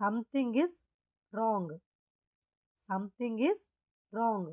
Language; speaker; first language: English; non-native, local second language; Tamil